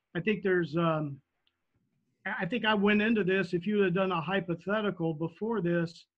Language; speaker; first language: English; native; English